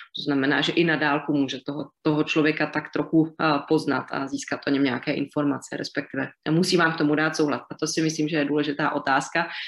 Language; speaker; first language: Czech; native; Czech